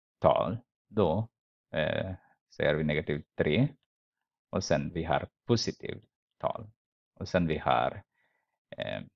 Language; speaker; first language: Swedish; non-native, fluent; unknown